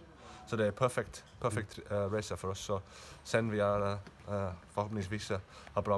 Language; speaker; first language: Swedish; non-native, learner; English